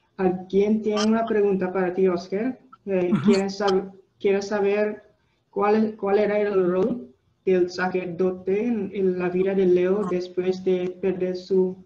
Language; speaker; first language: Spanish; non-native, fluent; English